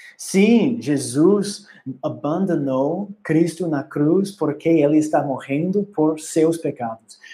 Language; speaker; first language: Portuguese; non-native, learner; English